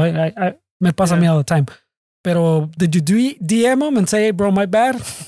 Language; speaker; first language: English; early bilingual, other home language; Spanish